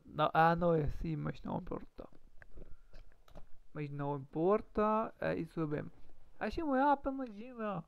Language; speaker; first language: Portuguese; non-native, learner; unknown